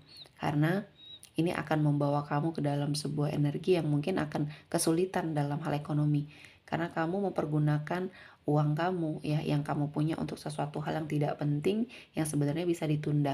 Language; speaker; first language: Indonesian; native; Indonesian